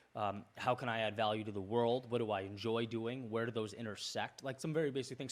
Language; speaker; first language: English; native; English